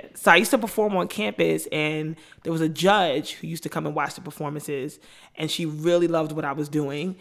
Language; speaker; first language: English; native; English